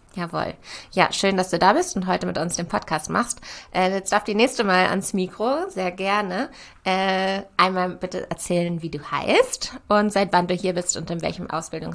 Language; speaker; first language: German; native; German